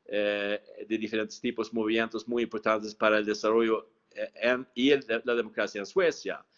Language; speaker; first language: Spanish; non-native, fluent; Swedish